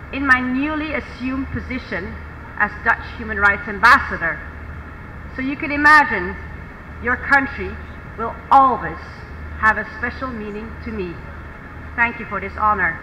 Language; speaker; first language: English; non-native, fluent; Dutch